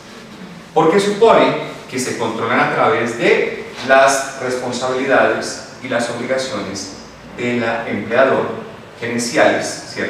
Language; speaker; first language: Spanish; native; Spanish